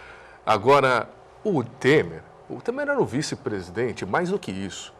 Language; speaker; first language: Portuguese; native; Portuguese